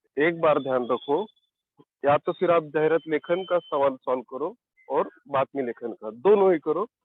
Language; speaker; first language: Hindi; non-native, local second language; Marathi